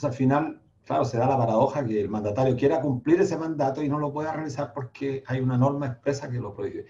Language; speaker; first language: Spanish; native; Spanish